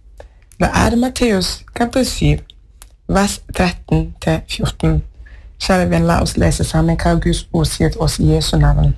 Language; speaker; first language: Norwegian; non-native, fluent; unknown